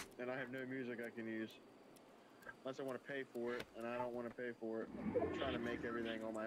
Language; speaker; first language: English; native; English